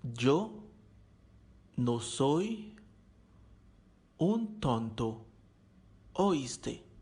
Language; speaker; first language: Spanish; non-native, learner; Haitian Creole